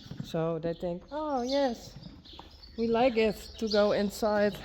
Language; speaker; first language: English; non-native, learner; Western Frisian